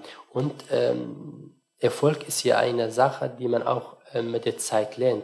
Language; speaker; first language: German; non-native, fluent; Arabic